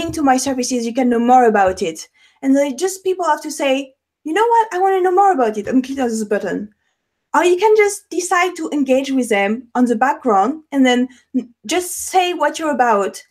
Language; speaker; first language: English; non-native, fluent; French